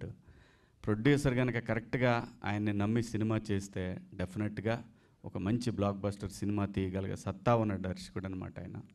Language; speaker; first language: Telugu; native; Telugu